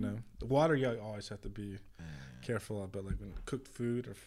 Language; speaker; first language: English; native; English